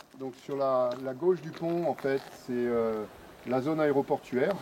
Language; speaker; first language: French; native; French